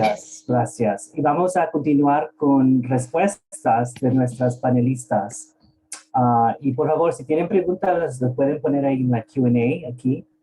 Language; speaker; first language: Spanish; early bilingual, heritage; Spanish